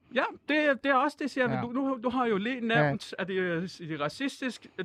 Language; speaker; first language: Danish; non-native, fluent; Persian